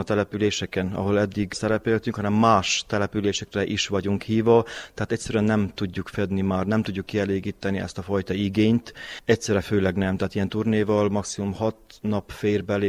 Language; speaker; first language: Hungarian; native; Hungarian